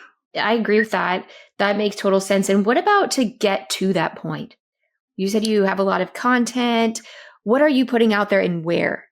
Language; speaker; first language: English; native; English